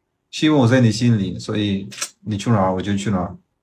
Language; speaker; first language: Chinese; non-native, fluent; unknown